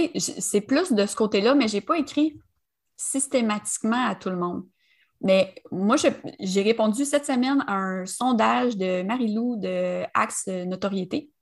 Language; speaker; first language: French; native; French